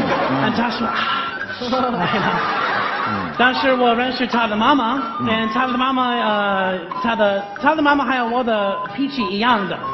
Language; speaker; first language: Chinese; non-native, learner; English